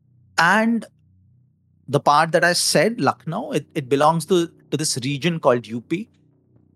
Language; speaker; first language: English; non-native, local second language; Hindi